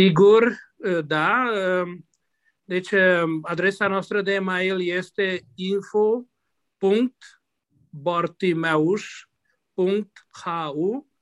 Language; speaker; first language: Romanian; non-native, local second language; Hungarian